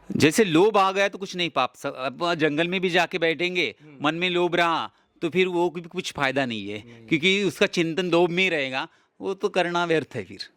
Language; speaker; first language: Hindi; non-native, local second language; Marathi